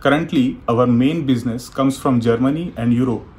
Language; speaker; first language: English; non-native, local second language; Marathi